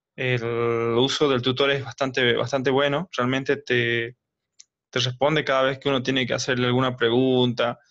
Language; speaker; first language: Spanish; native; Spanish